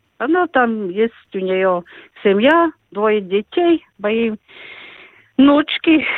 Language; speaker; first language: Russian; non-native, local second language; Latvian